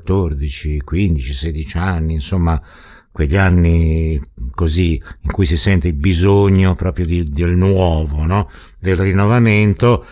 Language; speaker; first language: Italian; native; Italian